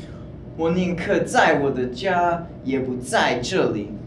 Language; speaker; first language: Chinese; non-native, learner; English